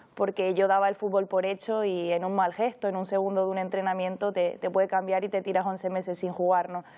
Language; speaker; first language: Spanish; native; Spanish